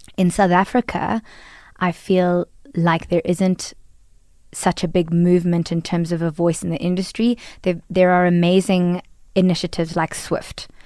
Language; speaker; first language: English; native; English